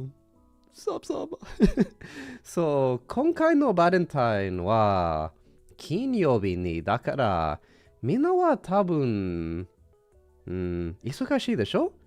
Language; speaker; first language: Japanese; non-native, learner; English